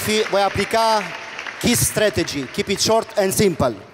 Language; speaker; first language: English; non-native, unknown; Romanian